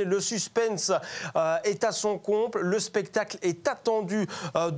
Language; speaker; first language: French; native; French